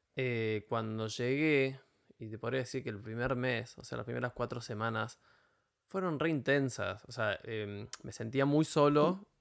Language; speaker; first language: Spanish; native; Spanish